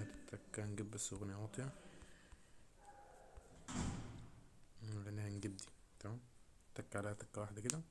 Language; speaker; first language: Arabic; native; Arabic